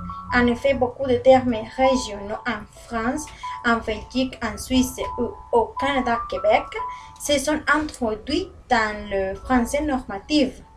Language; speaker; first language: French; non-native, learner; Spanish